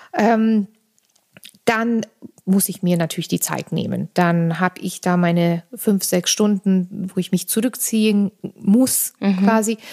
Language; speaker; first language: German; non-native, fluent; Armenian